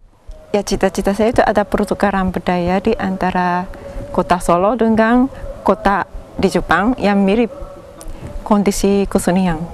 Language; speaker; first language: Indonesian; non-native, fluent; Japanese